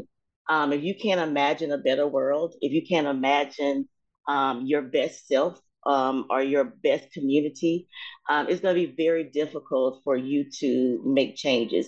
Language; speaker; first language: English; native; English